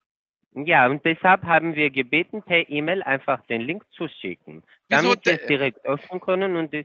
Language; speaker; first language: German; non-native, fluent; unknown